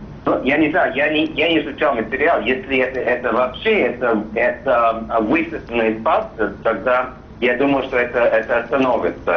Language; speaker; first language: Russian; non-native, fluent; English